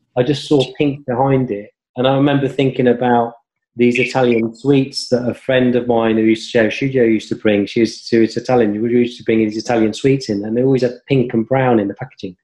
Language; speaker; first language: English; native; English